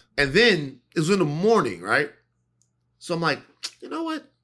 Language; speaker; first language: English; native; English